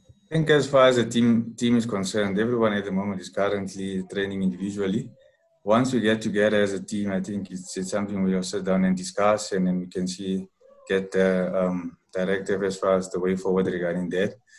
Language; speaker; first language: English; non-native, local second language; Afrikaans